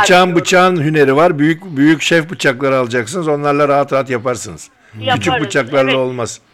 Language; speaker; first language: Turkish; native; Turkish